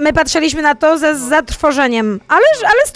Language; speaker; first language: Polish; native; Polish